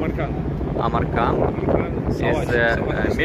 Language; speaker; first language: English; non-native, learner; Romanian